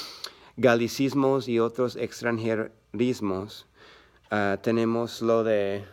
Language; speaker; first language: Spanish; non-native, learner; English